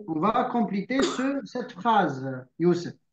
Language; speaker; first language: French; non-native, local second language; Arabic